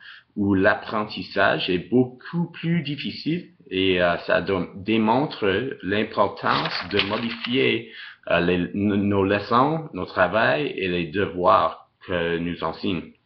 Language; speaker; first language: French; non-native, local second language; English